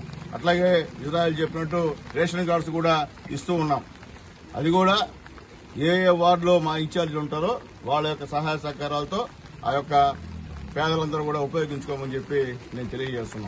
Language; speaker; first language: Telugu; native; Telugu